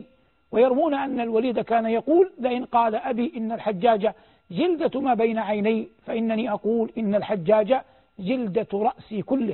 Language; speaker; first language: Arabic; native; Arabic